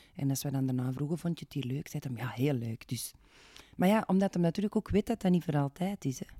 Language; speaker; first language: Dutch; native; Dutch